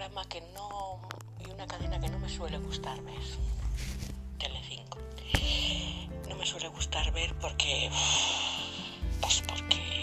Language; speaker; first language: Spanish; native; Spanish